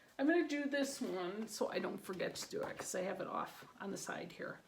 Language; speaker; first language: English; native; English